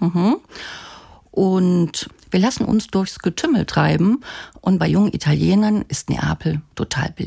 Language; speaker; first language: German; native; German